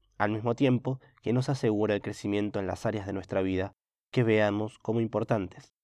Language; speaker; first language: Spanish; native; Spanish